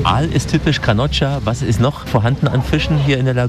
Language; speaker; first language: German; native; German